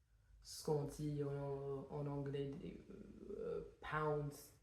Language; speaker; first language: French; non-native, fluent; English